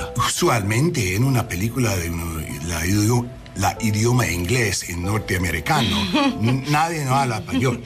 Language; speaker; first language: Spanish; non-native, learner; English